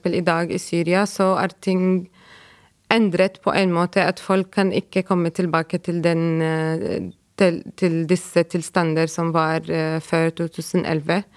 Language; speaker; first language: Norwegian; non-native, fluent; Arabic